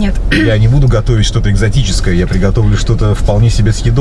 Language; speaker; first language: Russian; native; Russian